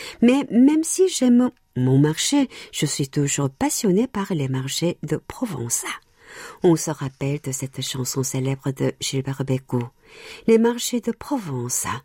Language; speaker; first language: French; non-native, fluent; Korean